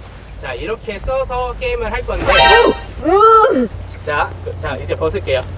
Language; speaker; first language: Korean; native; Korean